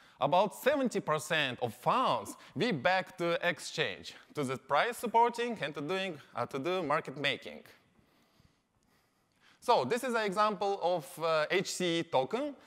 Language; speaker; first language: English; non-native, learner; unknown